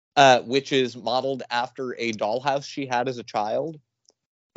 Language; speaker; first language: English; native; English